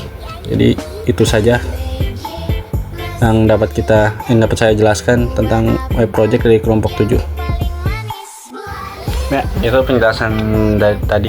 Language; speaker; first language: Indonesian; native; Indonesian